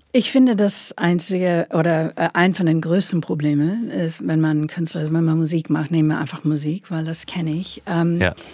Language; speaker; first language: German; non-native, fluent; English